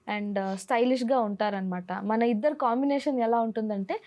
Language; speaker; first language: Telugu; non-native, local second language; Kannada